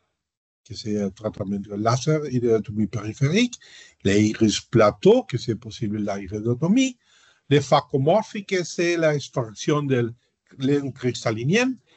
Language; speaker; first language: French; non-native, learner; Spanish